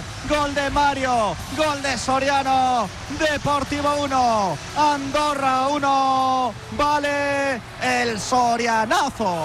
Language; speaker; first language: Spanish; native; Spanish